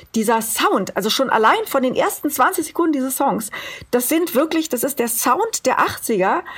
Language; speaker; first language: German; native; German